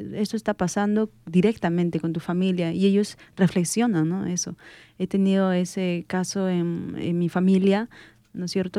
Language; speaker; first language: Spanish; non-native, local second language; Quechua